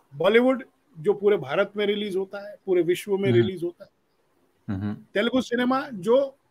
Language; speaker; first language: Hindi; non-native, local second language; Marathi